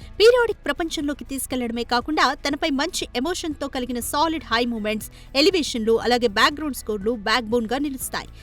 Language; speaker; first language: Telugu; native; Telugu